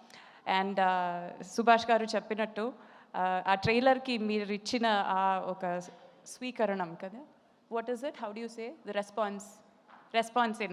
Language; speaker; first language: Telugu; non-native, local second language; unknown